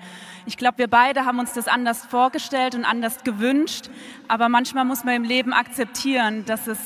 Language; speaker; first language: German; native; German